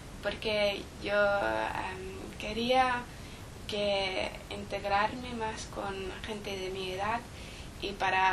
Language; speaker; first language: Spanish; non-native, learner; English